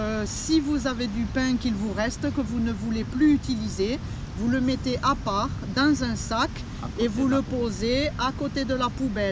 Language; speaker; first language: French; native; French